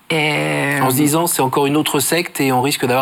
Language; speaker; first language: French; native; French